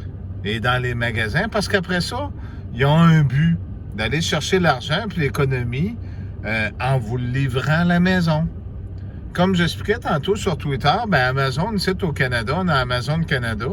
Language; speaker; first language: French; native; French